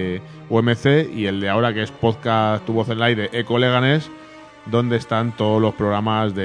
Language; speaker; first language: Spanish; native; Spanish